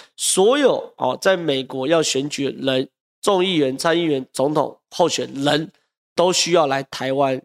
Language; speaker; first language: Chinese; native; Chinese